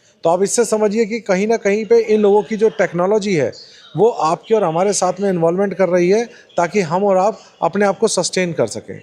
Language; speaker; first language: Hindi; native; Hindi